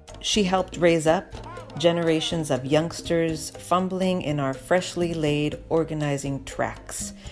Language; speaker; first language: English; early bilingual, other home language; Spanish